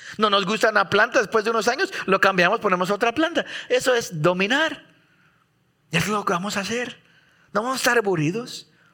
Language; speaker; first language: Spanish; early bilingual, heritage; Spanish